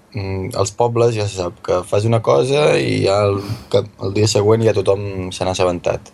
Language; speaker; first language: Catalan; native; Catalan